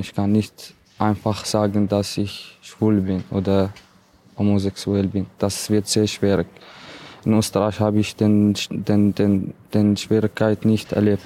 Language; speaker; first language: German; non-native, learner; Arabic